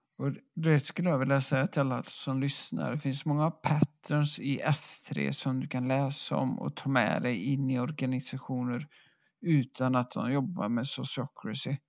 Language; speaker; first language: Swedish; native; Swedish